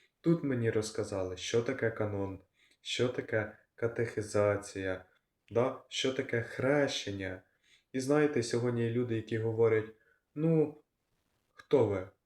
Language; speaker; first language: Ukrainian; non-native, local second language; Russian